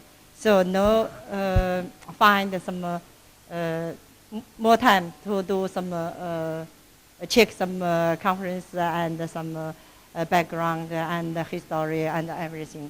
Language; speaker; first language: English; non-native, learner; Chinese